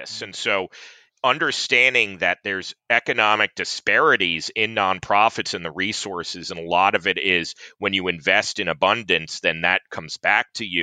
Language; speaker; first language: English; native; English